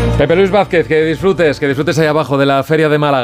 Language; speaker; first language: Spanish; native; Spanish